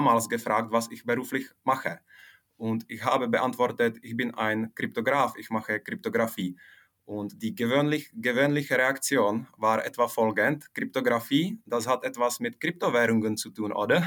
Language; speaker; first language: German; non-native, fluent; Czech